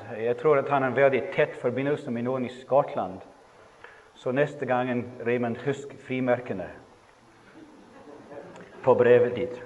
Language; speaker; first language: Norwegian; non-native, fluent; English